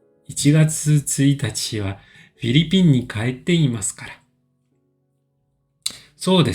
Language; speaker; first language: Japanese; non-native, fluent; French